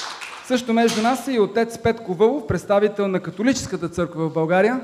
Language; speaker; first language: Bulgarian; native; Bulgarian